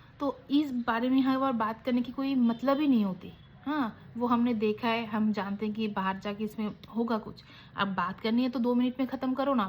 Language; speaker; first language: Hindi; non-native, local second language; Bangla